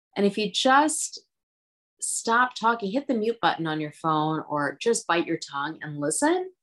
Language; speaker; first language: English; early bilingual, other home language; Hindi